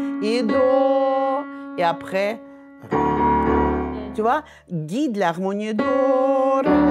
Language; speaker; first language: French; non-native, fluent; Russian